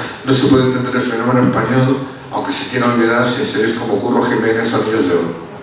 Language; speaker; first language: Spanish; native; Spanish